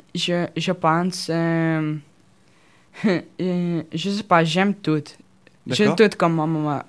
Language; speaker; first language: French; non-native, learner; Russian